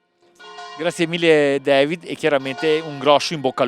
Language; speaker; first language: Italian; native; Italian